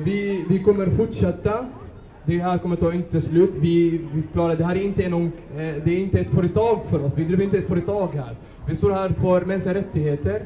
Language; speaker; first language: Swedish; non-native, fluent; Arabic